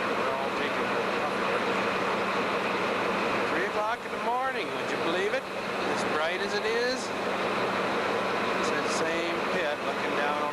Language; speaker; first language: English; native; English